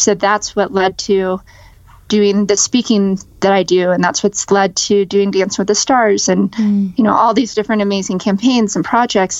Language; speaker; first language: English; native; English